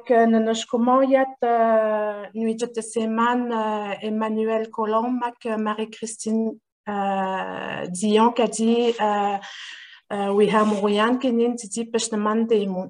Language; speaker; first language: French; non-native, local second language; Innu-aimun